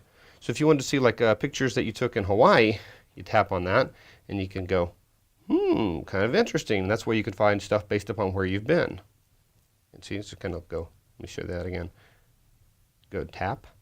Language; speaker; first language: English; native; English